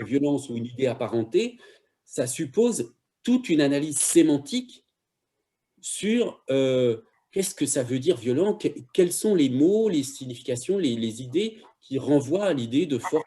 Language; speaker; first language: French; native; French